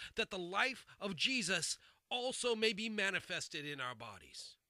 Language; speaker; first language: English; native; English